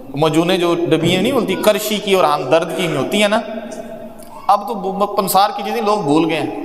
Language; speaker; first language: Urdu; non-native, local second language; Punjabi